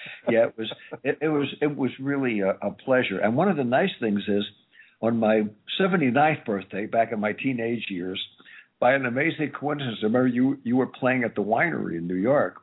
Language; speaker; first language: English; native; English